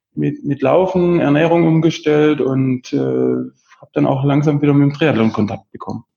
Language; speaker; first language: German; native; German